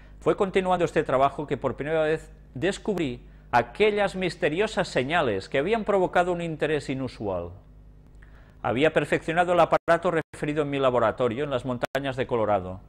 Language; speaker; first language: Spanish; native; Spanish